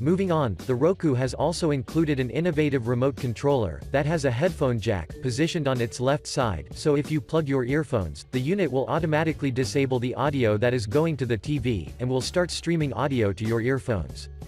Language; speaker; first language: English; non-native, fluent; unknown